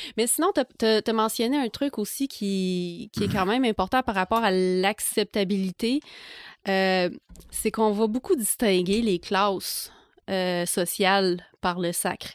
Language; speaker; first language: French; native; French